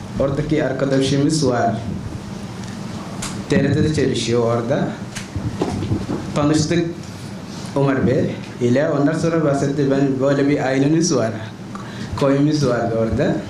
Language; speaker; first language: Turkish; non-native, learner; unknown